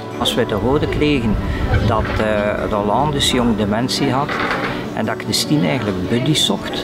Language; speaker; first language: Dutch; native; Dutch